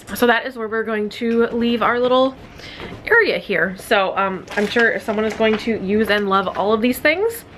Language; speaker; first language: English; native; English